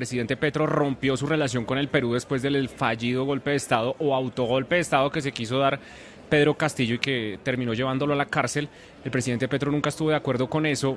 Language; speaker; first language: Spanish; native; Spanish